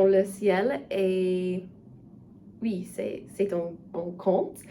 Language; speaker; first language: French; non-native, learner; English